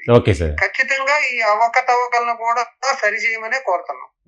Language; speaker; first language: Telugu; native; Telugu